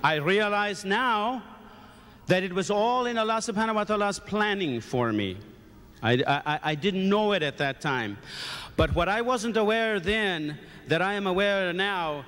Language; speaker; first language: English; native; English